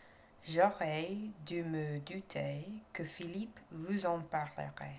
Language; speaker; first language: French; non-native, learner; English